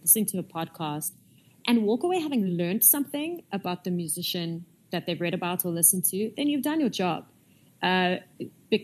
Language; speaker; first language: English; native; English